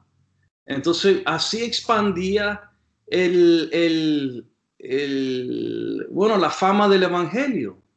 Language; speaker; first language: Spanish; non-native, fluent; English